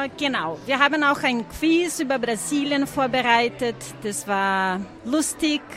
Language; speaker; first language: German; non-native, fluent; Portuguese